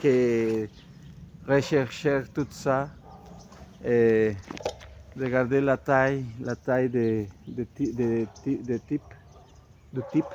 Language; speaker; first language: French; non-native, fluent; Spanish